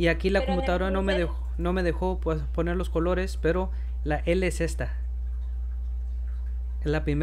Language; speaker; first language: Spanish; early bilingual, heritage; Spanish